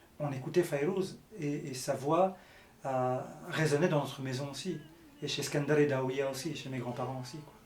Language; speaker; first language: French; early bilingual, other home language; Arabic